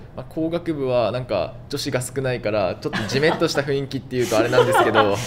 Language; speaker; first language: Japanese; native; Japanese